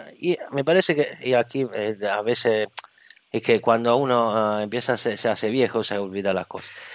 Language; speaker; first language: Spanish; non-native, fluent; Italian